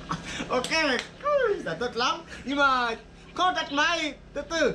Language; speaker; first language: Vietnamese; non-native, learner; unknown